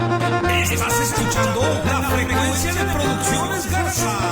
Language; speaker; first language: Spanish; native; Spanish